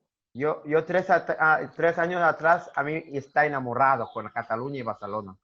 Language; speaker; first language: Spanish; non-native, learner; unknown